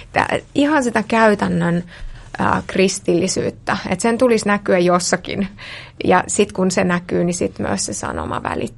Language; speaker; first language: Finnish; native; Finnish